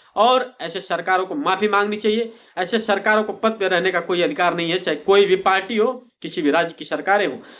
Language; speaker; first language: Hindi; native; Hindi